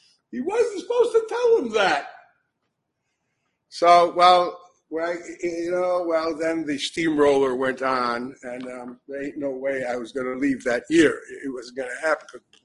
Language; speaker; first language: English; native; English